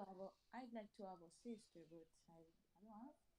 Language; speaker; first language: English; non-native, learner; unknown